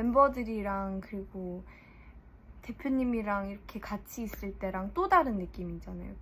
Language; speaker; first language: Korean; early bilingual, heritage; English